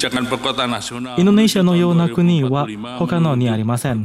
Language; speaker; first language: Japanese; non-native, fluent; Indonesian